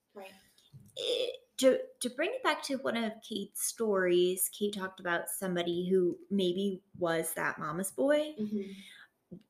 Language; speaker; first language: English; native; English